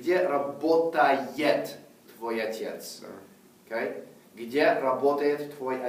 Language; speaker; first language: Russian; non-native, fluent; English